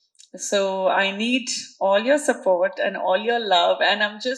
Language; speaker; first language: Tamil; non-native, local second language; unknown